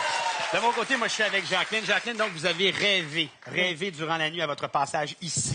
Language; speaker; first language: French; native; French